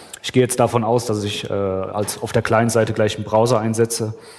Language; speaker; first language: German; native; German